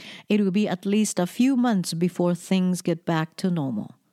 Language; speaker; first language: English; non-native, fluent; Japanese